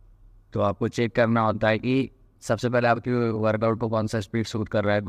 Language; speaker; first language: Hindi; native; Hindi